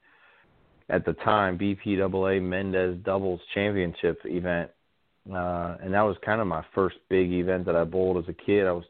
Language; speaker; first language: English; native; English